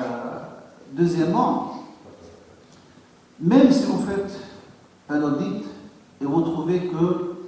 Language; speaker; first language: French; non-native, local second language; Arabic